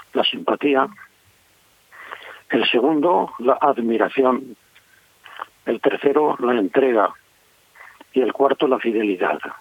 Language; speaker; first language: Spanish; native; Spanish